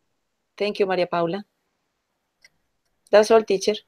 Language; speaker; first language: English; non-native, learner; Spanish